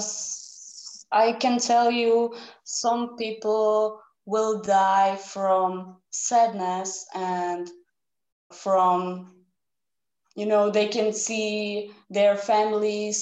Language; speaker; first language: English; non-native, learner; Czech